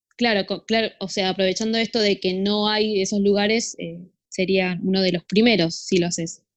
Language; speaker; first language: Spanish; native; Spanish